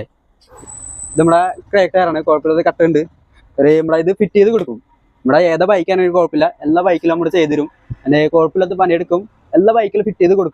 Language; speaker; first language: Malayalam; non-native, local second language; Hindi